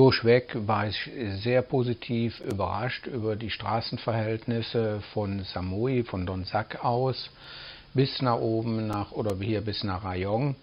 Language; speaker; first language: German; native; German